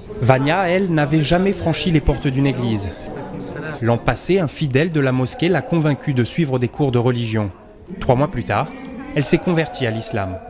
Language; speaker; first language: French; native; French